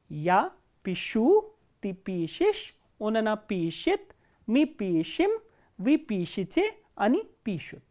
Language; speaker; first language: Russian; non-native, fluent; Hindi